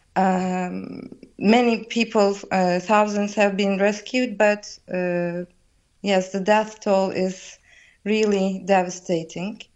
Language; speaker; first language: English; non-native, fluent; Turkish